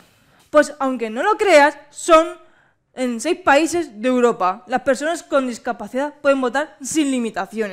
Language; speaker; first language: Spanish; native; Spanish